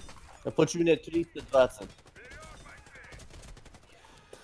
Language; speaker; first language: Russian; non-native, learner; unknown